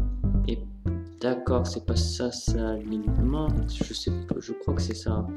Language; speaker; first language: French; native; French